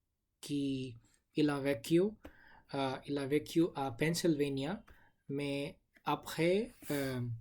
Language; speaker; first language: French; non-native, learner; English